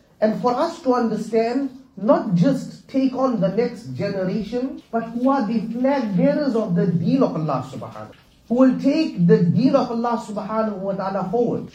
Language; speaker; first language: English; native; English